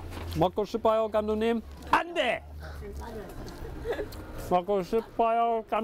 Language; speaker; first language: Korean; non-native, fluent; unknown